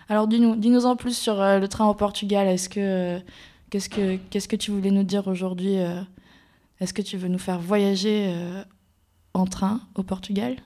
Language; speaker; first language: French; native; French